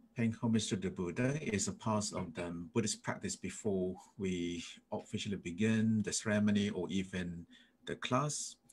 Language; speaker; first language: English; non-native, fluent; Thai